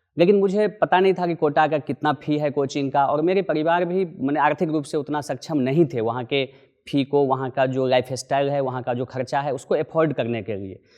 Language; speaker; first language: Hindi; non-native, local second language; Maithili